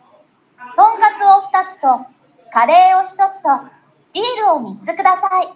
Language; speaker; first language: Japanese; non-native, learner; Vietnamese